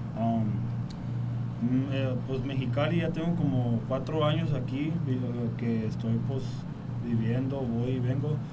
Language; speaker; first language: Spanish; early bilingual, heritage; Spanish